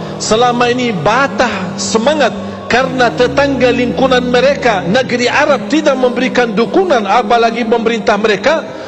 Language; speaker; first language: Malay; non-native, fluent; Arabic